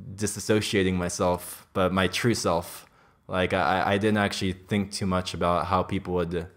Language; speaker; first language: English; native; English